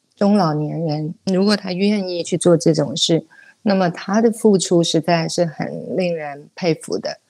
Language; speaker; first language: Chinese; native; Chinese